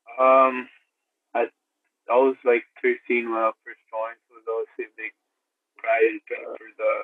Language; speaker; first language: English; native; English